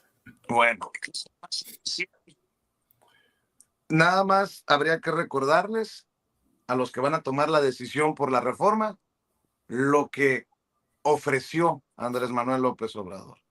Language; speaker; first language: Spanish; native; Spanish